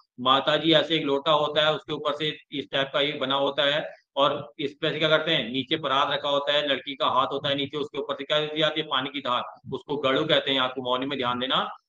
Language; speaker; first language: Hindi; native; Hindi